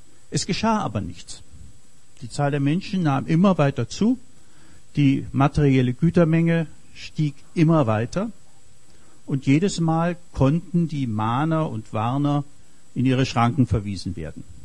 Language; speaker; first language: German; native; German